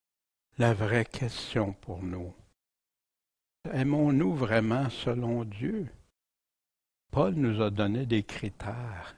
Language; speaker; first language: French; native; French